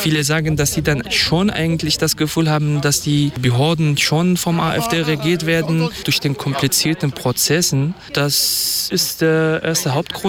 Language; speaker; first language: German; non-native, fluent; Kurdish